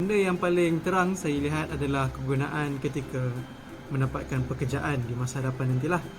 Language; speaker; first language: Malay; native; Malay